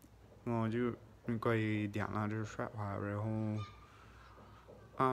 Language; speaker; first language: Chinese; non-native, fluent; English